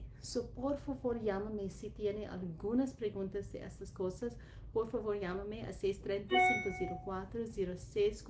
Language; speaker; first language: Spanish; non-native, learner; English